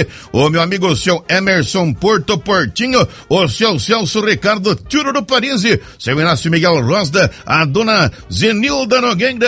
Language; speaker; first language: Portuguese; native; Portuguese